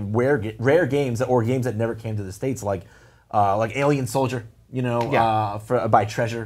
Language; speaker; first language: English; native; English